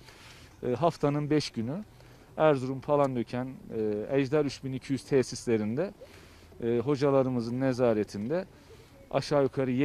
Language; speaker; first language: Turkish; native; Turkish